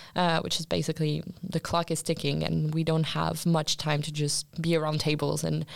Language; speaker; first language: English; non-native, fluent; French